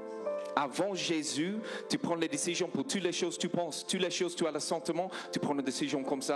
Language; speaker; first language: French; non-native, learner; English